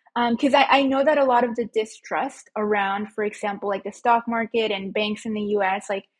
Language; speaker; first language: English; early bilingual, other home language; Spanish